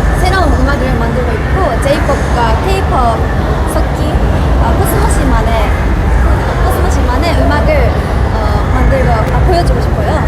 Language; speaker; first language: Korean; non-native, fluent; Japanese